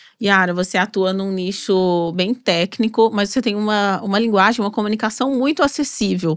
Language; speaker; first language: Portuguese; native; Portuguese